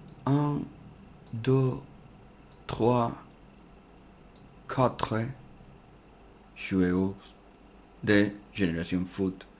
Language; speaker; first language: French; non-native, learner; Spanish